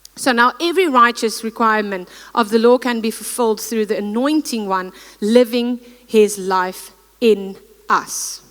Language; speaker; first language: English; non-native, local second language; Afrikaans